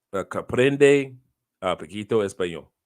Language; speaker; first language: Spanish; non-native, learner; English